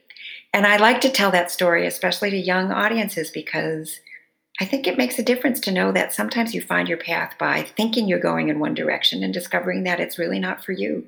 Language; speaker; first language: English; native; English